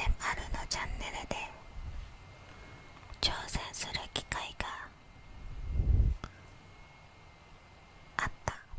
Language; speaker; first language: Japanese; non-native, fluent; Indonesian